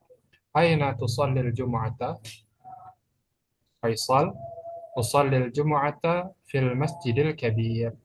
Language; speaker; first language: Arabic; non-native, fluent; Indonesian